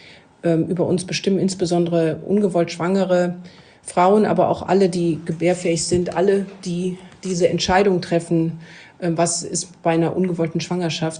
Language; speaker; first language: German; native; German